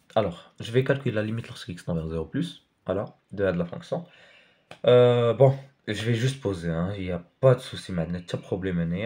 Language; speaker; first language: French; non-native, local second language; Arabic